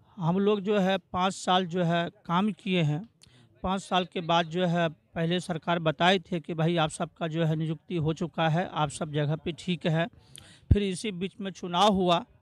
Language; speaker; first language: Hindi; native; Hindi